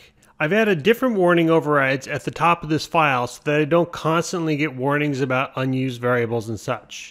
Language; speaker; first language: English; native; English